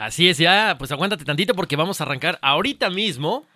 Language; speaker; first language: Spanish; native; Spanish